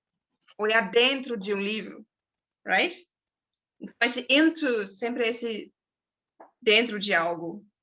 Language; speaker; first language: Portuguese; non-native, fluent; German